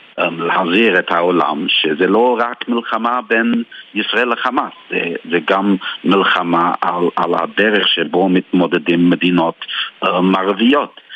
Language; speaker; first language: Hebrew; non-native, fluent; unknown